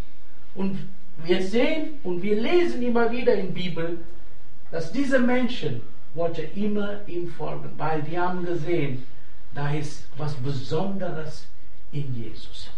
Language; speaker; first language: German; non-native, fluent; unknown